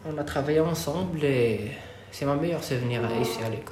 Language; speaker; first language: French; non-native, local second language; Arabic